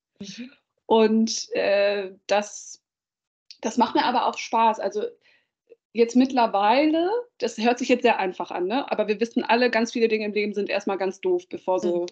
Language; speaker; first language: German; early bilingual, other home language; Dutch